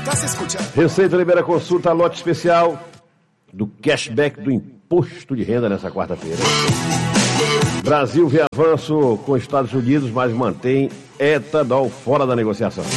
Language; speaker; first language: Portuguese; native; Portuguese